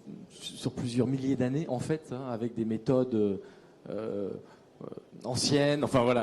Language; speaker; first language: French; native; French